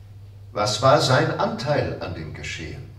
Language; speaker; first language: German; native; German